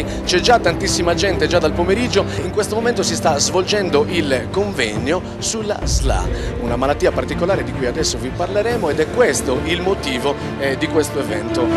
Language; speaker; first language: Italian; native; Italian